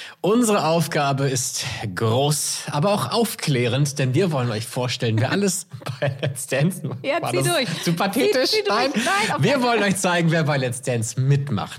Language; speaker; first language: German; native; German